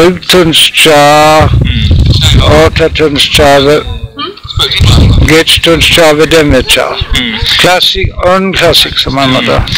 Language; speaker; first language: Turkish; non-native, learner; English